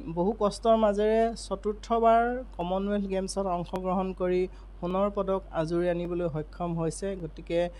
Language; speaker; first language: Assamese; native; Assamese